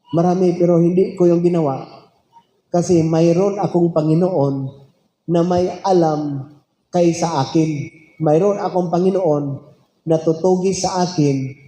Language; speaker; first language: Filipino; non-native, local second language; Cebuano